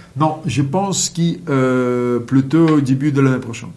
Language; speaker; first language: French; non-native, fluent; Russian